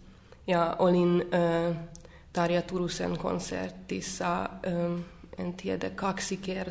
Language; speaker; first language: Finnish; non-native, learner; Hungarian